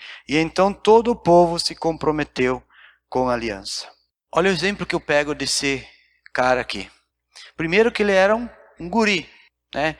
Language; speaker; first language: Portuguese; native; Portuguese